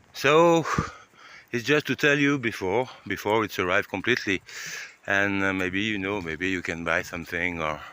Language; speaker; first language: English; non-native, learner; French